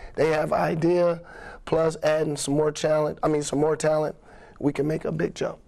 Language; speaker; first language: English; native; English